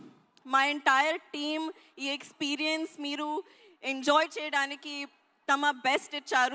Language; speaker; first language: Telugu; non-native, learner; Hindi